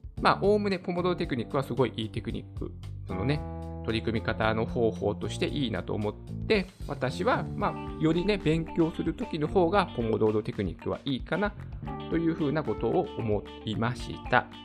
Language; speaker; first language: Japanese; native; Japanese